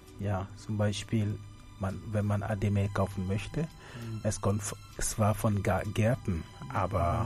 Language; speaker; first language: German; non-native, fluent; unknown